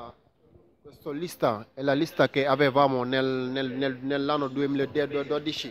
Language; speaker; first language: Italian; non-native, fluent; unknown